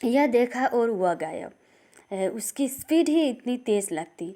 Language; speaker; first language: Hindi; non-native, local second language; Assamese